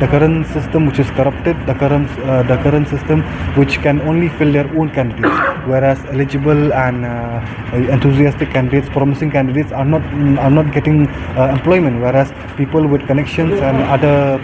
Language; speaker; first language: English; non-native, local second language; Khasi